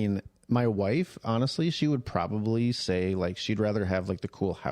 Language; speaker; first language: English; native; English